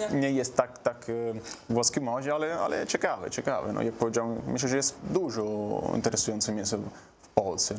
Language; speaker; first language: Polish; non-native, learner; Italian